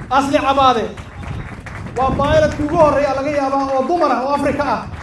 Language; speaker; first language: Somali; native; Somali